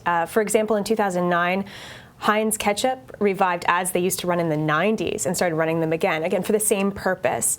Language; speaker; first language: English; native; English